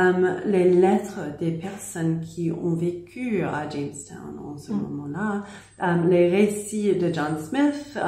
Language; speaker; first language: French; non-native, learner; English